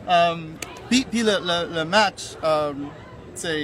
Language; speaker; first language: French; non-native, learner; English